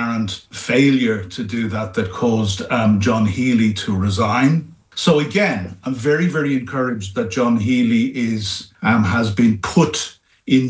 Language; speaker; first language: English; native; English